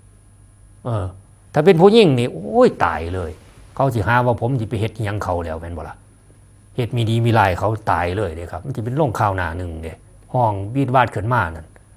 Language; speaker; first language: Thai; native; Thai